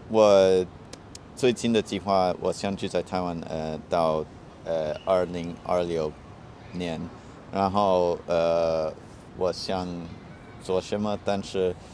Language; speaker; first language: Chinese; non-native, learner; English